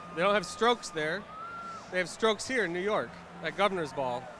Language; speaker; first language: English; native; English